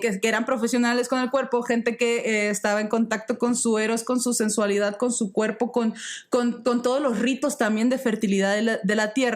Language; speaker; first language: Spanish; native; Spanish